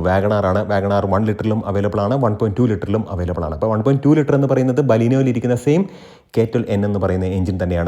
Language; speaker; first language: Malayalam; native; Malayalam